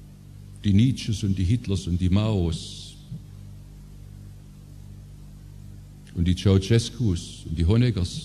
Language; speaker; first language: German; native; German